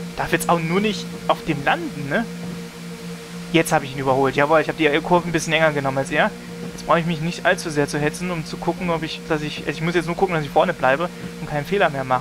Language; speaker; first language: German; native; German